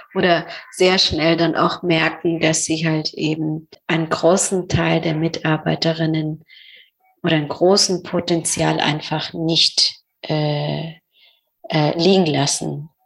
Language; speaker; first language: German; non-native, fluent; Persian